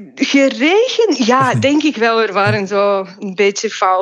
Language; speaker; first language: Dutch; non-native, fluent; Bulgarian